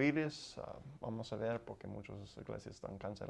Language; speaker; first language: Spanish; non-native, learner; English